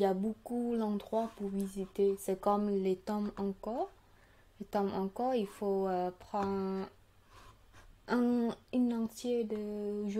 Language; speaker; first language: French; non-native, learner; Khmer